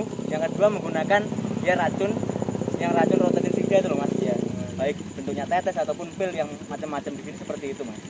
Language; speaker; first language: Indonesian; non-native, local second language; Javanese